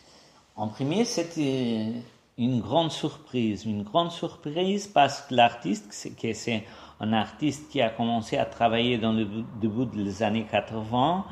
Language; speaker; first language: French; non-native, fluent; Portuguese